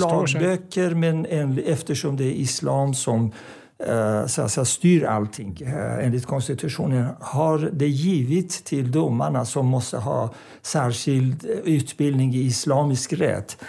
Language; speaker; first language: Swedish; non-native, fluent; Persian